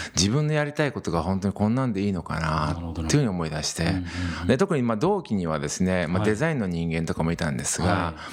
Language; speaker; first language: Japanese; native; Japanese